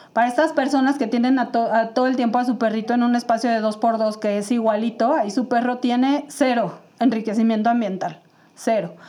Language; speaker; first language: Spanish; native; Spanish